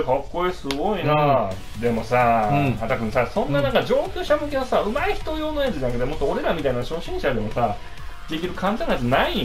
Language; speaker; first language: Japanese; native; Japanese